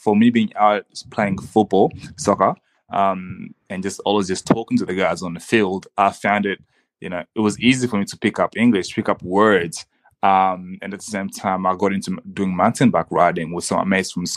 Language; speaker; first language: English; early bilingual, other home language; Swahili